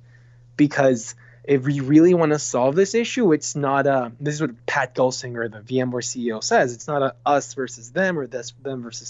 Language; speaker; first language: English; non-native, fluent; Spanish